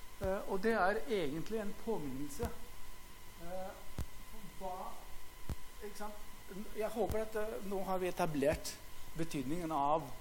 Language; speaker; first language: Norwegian; non-native, fluent; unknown